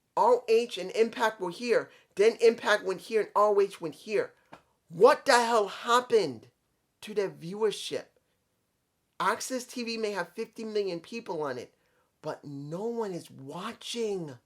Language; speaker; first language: English; native; English